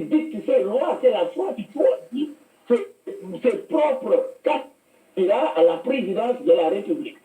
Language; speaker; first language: French; non-native, local second language; Wolof